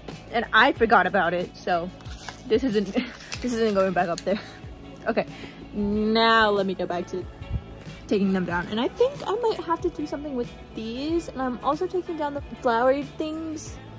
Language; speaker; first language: English; early bilingual, other home language; Spanish